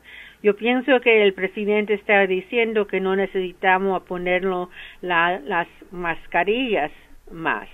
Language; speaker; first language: Spanish; early bilingual, heritage; English